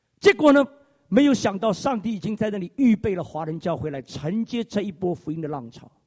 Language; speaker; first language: Chinese; native; Chinese